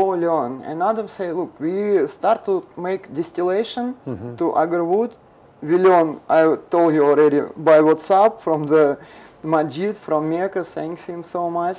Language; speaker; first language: English; non-native, learner; Russian